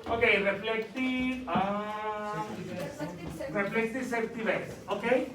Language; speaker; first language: English; non-native, learner; Spanish